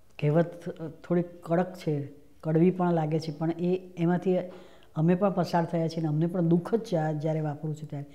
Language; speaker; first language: Gujarati; native; Gujarati